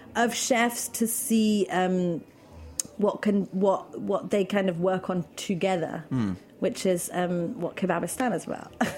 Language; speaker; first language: English; native; English